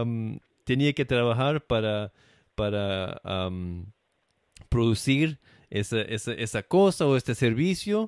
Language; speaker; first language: Spanish; non-native, fluent; English